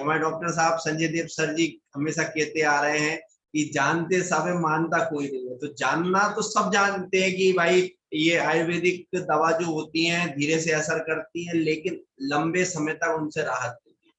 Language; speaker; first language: Hindi; native; Hindi